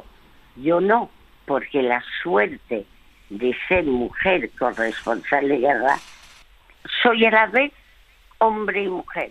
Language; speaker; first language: Spanish; early bilingual, other home language; French